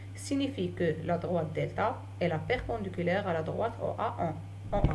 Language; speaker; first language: French; non-native, local second language; Arabic